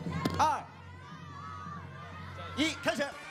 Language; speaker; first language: Chinese; native; Chinese